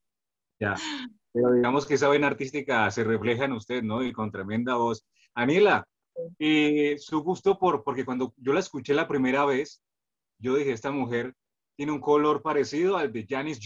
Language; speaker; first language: Spanish; native; Spanish